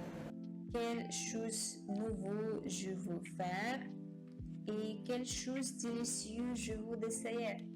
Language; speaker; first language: French; non-native, learner; Japanese